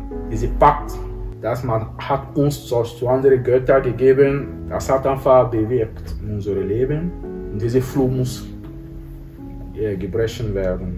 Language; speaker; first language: German; non-native, fluent; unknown